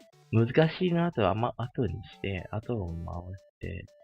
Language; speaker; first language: Japanese; non-native, fluent; Malay